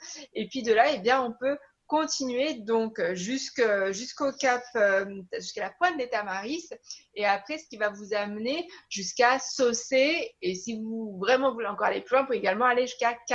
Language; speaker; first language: French; native; French